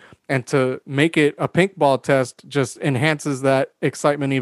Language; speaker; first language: English; native; English